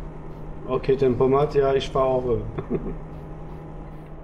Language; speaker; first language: German; non-native, learner; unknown